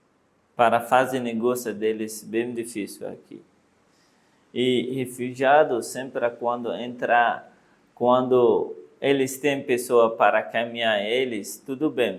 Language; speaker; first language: Portuguese; non-native, learner; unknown